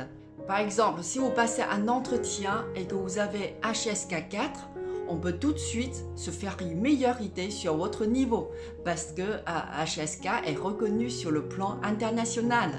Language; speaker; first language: French; non-native, fluent; Chinese